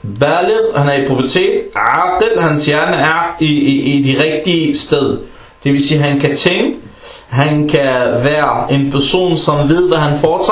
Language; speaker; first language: Danish; early bilingual, other home language; Arabic